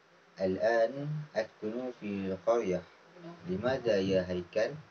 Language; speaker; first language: Arabic; non-native, learner; Malay